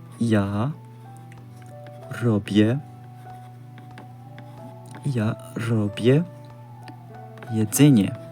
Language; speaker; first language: Polish; non-native, learner; Portuguese